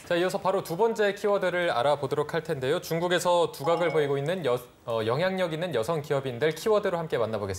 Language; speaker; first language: Korean; native; Korean